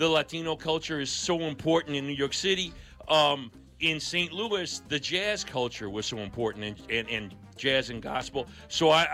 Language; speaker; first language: English; non-native, local second language; Greek